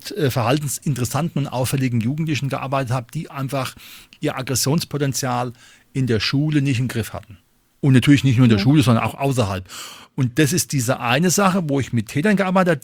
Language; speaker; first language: German; native; German